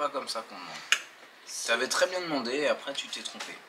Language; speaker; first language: French; native; French